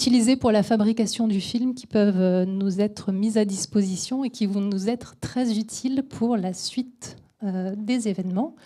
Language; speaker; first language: French; native; French